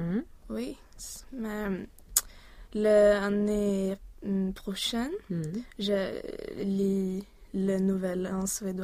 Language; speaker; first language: French; non-native, learner; Swedish